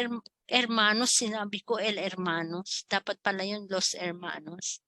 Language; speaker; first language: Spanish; non-native, fluent; Filipino